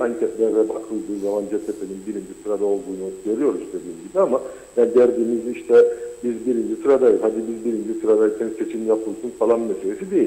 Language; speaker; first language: Turkish; native; Turkish